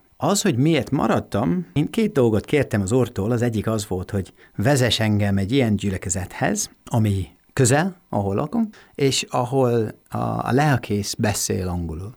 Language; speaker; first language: Hungarian; non-native, fluent; English